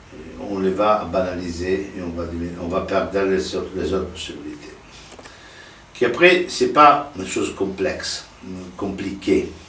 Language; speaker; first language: French; non-native, fluent; Italian